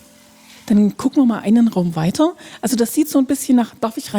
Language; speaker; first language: German; native; German